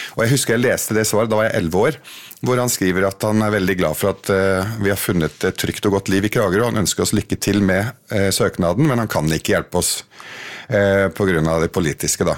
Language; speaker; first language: Norwegian; early bilingual, other home language; Arabic